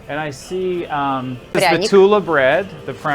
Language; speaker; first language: English; native; English